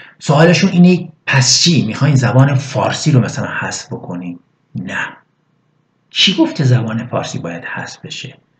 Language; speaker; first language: Persian; non-native, local second language; Kurdish